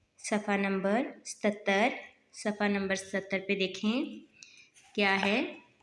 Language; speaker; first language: Urdu; non-native, local second language; Punjabi